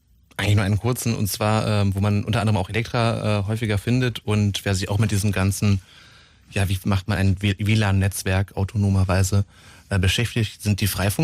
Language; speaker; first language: German; native; German